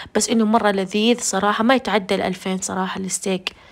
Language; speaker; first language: Arabic; non-native, fluent; Urdu